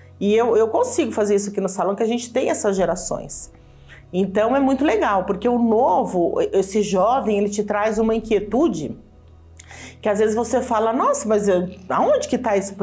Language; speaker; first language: Portuguese; native; Portuguese